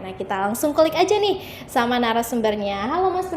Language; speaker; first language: Indonesian; native; Indonesian